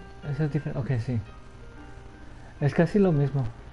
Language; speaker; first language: Spanish; native; Spanish